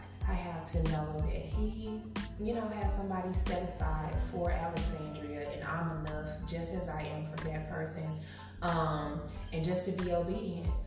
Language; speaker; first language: English; native; English